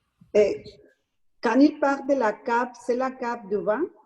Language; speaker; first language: French; non-native, learner; Spanish